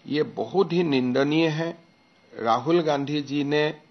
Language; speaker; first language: Hindi; non-native, local second language; Assamese